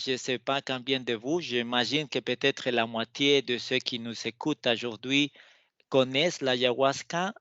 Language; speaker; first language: French; non-native, fluent; Spanish